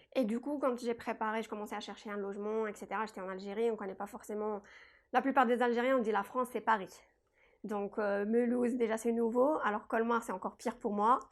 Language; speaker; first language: French; non-native, local second language; Kabyle